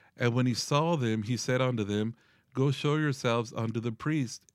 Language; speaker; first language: English; early bilingual, other home language; Spanish